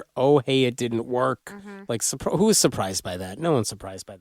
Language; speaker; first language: English; native; English